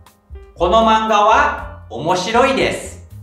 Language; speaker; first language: Japanese; non-native, fluent; Indonesian